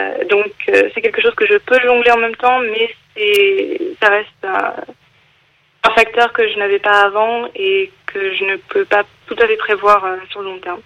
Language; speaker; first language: French; non-native, fluent; English